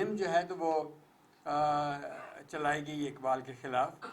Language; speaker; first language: Urdu; native; Urdu